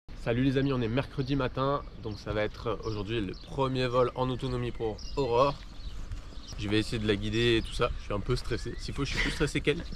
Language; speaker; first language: French; native; French